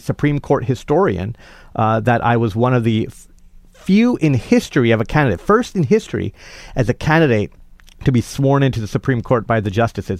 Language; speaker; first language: English; native; English